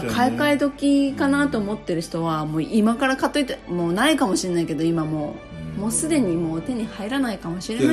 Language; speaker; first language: Japanese; native; Japanese